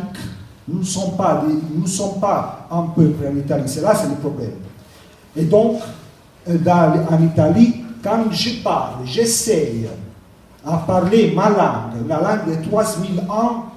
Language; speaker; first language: French; non-native, learner; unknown